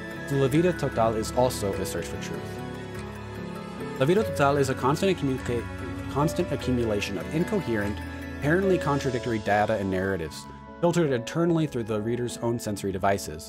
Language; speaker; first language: English; native; English